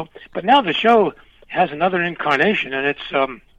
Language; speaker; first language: English; early bilingual, other home language; Spanish